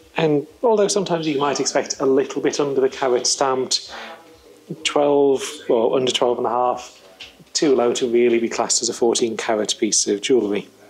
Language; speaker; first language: English; native; English